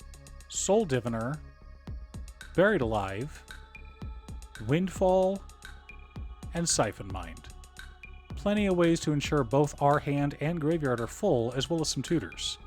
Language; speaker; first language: English; native; English